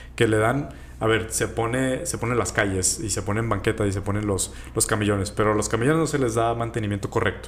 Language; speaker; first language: Spanish; native; Spanish